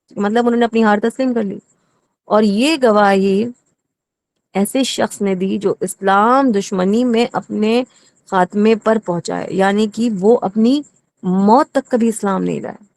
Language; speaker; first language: Urdu; native; Urdu